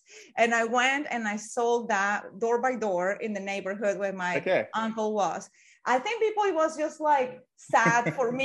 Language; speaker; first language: English; non-native, fluent; Spanish